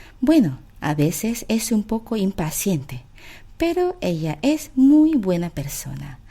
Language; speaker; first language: Spanish; non-native, fluent; Korean